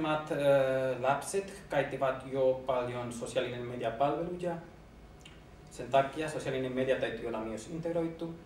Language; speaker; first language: Finnish; non-native, learner; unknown